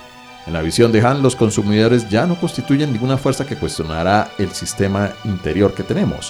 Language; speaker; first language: Spanish; native; Spanish